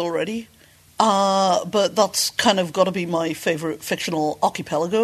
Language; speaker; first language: English; native; English